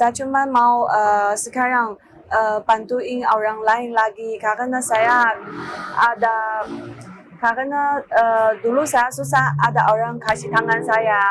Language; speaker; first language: Indonesian; non-native, learner; Chinese